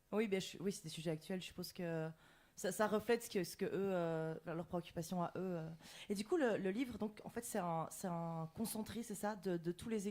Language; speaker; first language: French; native; French